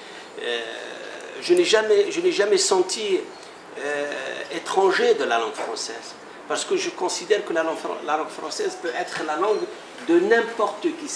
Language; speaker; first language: French; non-native, local second language; Arabic